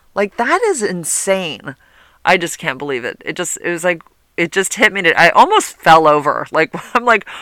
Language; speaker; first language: English; native; English